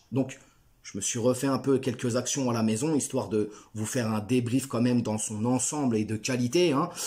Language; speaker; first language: French; native; French